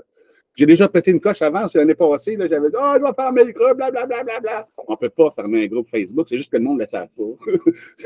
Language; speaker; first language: French; native; French